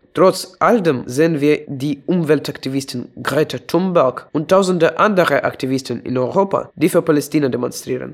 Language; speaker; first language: German; non-native, fluent; Russian